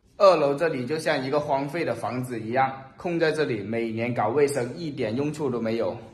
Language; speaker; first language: Chinese; non-native, local second language; Cantonese